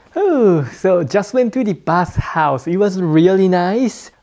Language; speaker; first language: English; non-native, fluent; Japanese